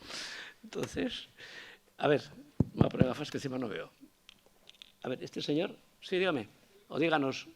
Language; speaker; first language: Spanish; native; Spanish